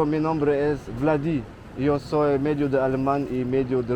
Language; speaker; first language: Spanish; non-native, learner; German